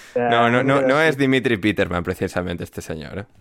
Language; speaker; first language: Spanish; native; Spanish